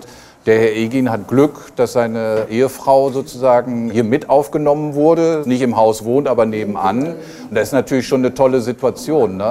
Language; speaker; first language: German; native; German